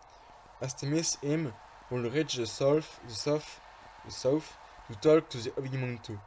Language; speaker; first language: English; non-native, fluent; French